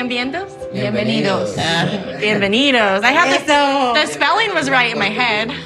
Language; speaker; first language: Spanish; non-native, learner; English